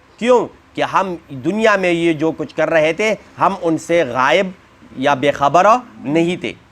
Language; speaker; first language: Urdu; non-native, local second language; Pashto